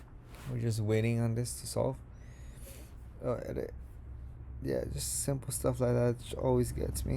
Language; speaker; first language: English; native; English